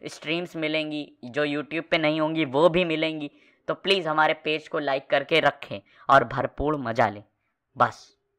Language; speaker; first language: Hindi; native; Hindi